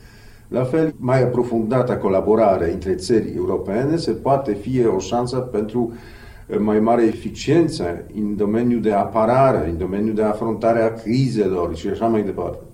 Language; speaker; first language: Romanian; non-native, fluent; Polish